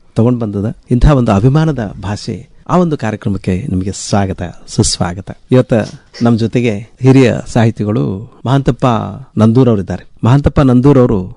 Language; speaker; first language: Kannada; native; Kannada